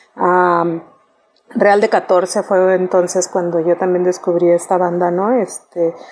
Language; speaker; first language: Spanish; native; Spanish